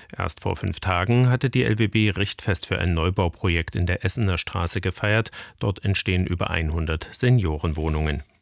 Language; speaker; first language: German; native; German